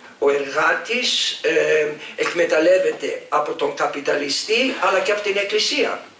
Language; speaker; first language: Greek; early bilingual, heritage; Greek